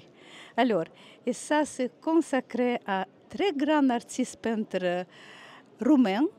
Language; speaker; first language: French; non-native, fluent; Russian